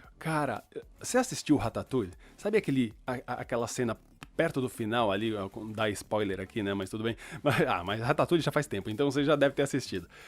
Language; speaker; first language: Portuguese; early bilingual, other home language; Spanish